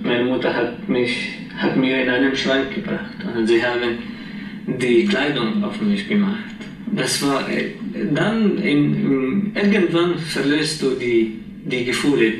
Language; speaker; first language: German; non-native, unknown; Arabic